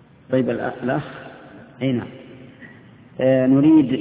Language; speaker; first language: Arabic; native; Arabic